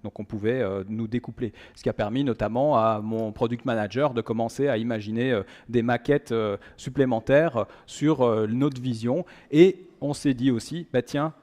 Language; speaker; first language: French; native; French